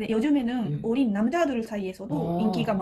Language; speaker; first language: Korean; non-native, learner; Japanese